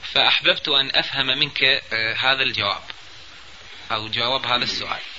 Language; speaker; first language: Arabic; native; Arabic